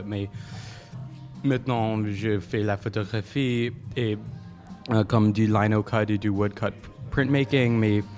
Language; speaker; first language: French; non-native, local second language; English